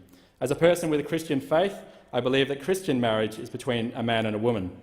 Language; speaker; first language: English; native; English